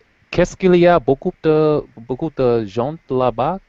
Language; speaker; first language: French; non-native, learner; English